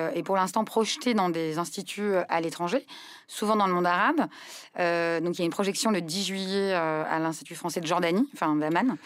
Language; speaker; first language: French; non-native, local second language; Arabic